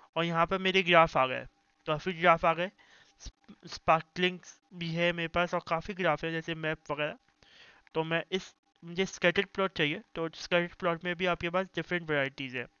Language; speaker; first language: Hindi; native; Hindi